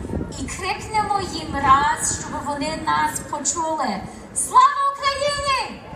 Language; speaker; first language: Ukrainian; early bilingual, heritage; Ukrainian